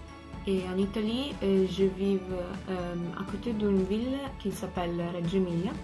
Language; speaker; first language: French; non-native, learner; Italian